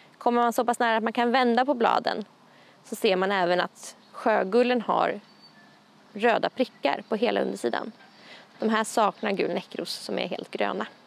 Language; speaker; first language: Swedish; native; Swedish